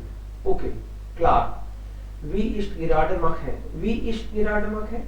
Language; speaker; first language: German; non-native, fluent; Hindi